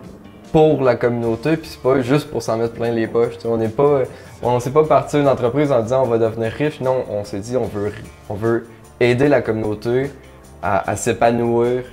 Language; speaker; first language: French; native; French